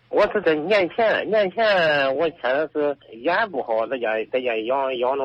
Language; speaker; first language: Chinese; native; Chinese